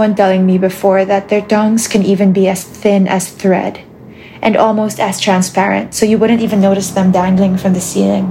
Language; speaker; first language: English; non-native, local second language; Filipino